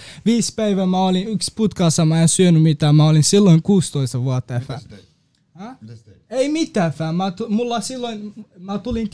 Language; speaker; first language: Finnish; non-native, learner; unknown